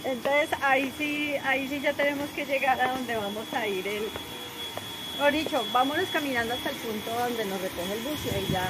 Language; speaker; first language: Spanish; native; Spanish